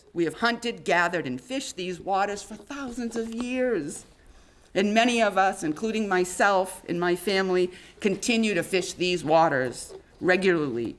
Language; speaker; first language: English; native; English